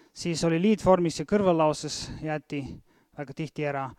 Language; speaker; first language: Estonian; non-native, fluent; Bulgarian